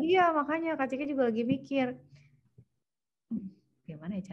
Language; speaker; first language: Indonesian; native; Indonesian